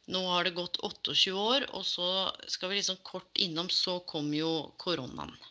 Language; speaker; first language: Norwegian; native; Norwegian